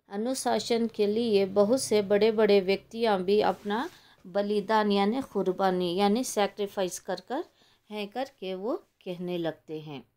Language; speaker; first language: Hindi; non-native, local second language; Kannada